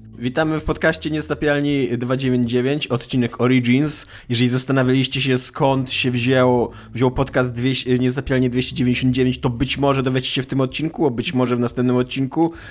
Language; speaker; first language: Polish; native; Polish